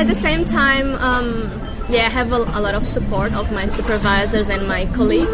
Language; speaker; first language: English; non-native, fluent; Portuguese